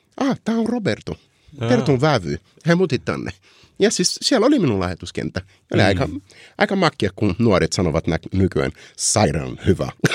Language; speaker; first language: Finnish; non-native, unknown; Portuguese